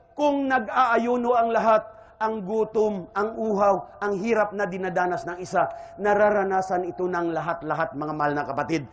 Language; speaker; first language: Filipino; non-native, local second language; Hiligaynon